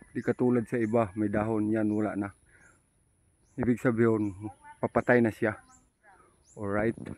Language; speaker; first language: Filipino; non-native, local second language; Masbatenyo